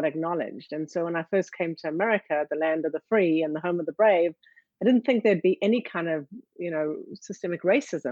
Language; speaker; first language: English; native; English